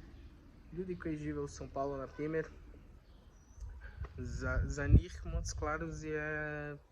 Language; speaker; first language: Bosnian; non-native, learner; Portuguese